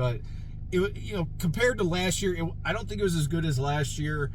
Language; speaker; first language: English; native; English